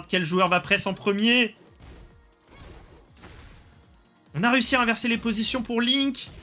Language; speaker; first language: French; native; French